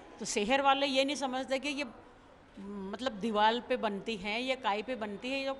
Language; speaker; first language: Hindi; non-native, local second language; Bhili